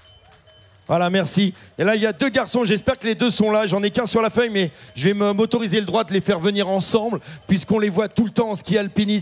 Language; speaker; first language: French; native; French